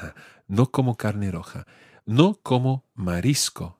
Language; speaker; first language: Spanish; non-native, fluent; English